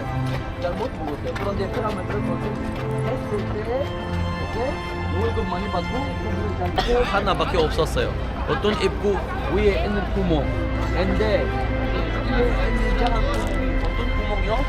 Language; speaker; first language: Korean; non-native, learner; Arabic